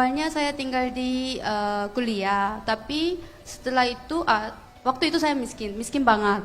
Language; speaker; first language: Indonesian; non-native, fluent; Korean